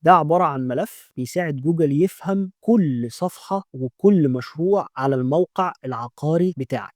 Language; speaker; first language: Arabic; native; Arabic